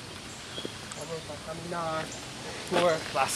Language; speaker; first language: Spanish; non-native, learner; English